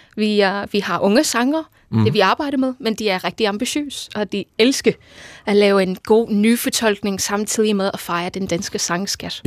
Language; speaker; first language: Danish; non-native, fluent; English